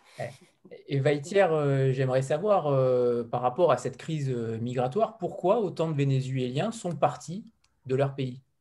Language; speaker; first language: French; native; French